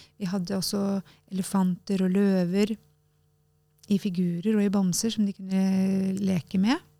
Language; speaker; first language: Norwegian; native; Norwegian